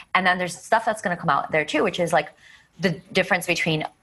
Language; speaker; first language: English; native; English